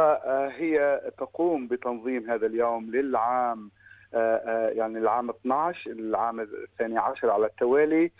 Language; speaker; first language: Arabic; native; Arabic